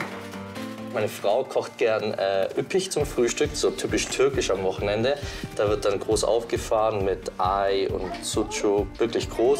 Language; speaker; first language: German; native; German